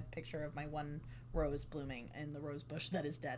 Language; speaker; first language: English; native; English